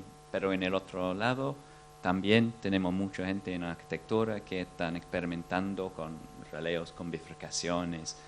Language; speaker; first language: Spanish; non-native, fluent; English